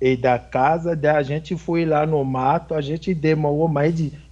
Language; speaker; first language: Portuguese; non-native, fluent; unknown